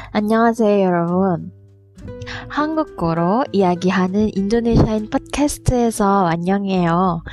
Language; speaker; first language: Korean; non-native, fluent; Indonesian